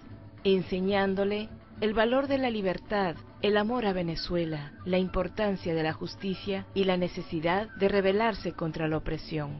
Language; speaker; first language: Spanish; native; Spanish